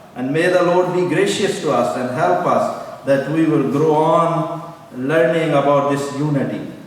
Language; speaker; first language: English; non-native, local second language; Urdu